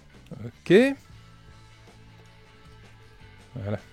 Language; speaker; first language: French; native; French